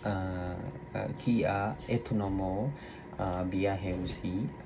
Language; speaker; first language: French; non-native, learner; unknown